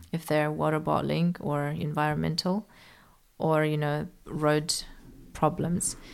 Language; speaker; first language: English; early bilingual, other home language; Persian